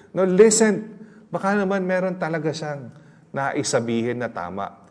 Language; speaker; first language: Filipino; native; Filipino